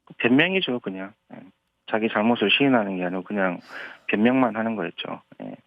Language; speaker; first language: Korean; native; Korean